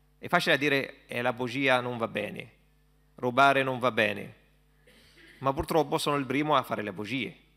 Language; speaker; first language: Italian; non-native, fluent; Arabic